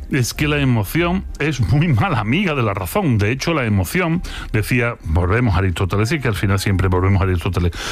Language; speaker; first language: Spanish; native; Spanish